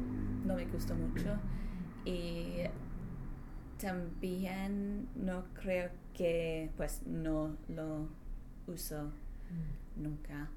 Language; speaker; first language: Spanish; non-native, learner; English